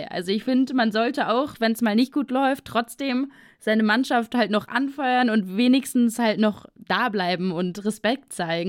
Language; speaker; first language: German; native; German